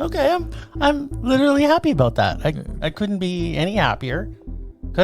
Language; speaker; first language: English; native; English